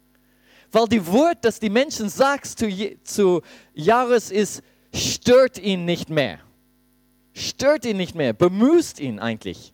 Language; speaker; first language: German; non-native, fluent; English